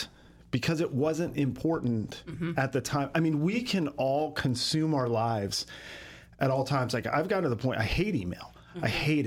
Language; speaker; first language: English; native; English